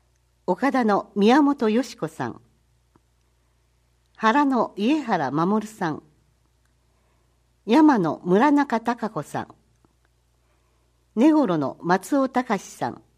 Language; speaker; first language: Japanese; native; Japanese